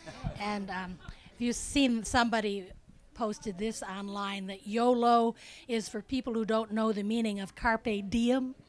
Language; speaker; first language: English; native; English